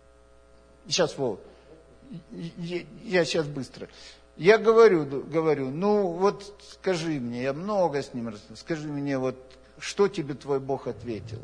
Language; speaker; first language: Russian; native; Russian